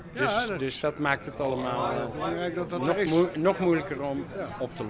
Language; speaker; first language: Dutch; native; Dutch